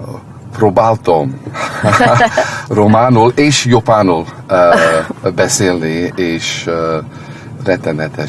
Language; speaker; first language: Hungarian; non-native, learner; English